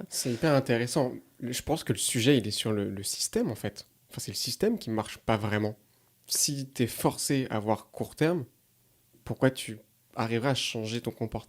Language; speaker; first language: French; native; French